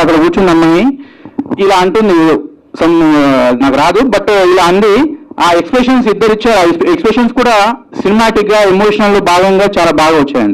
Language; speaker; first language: Telugu; native; Telugu